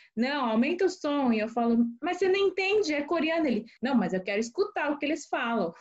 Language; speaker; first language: Portuguese; early bilingual, other home language; Korean